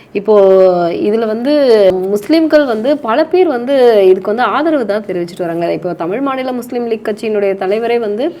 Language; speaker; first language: Tamil; native; Tamil